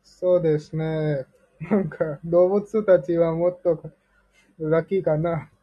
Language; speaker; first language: Japanese; non-native, learner; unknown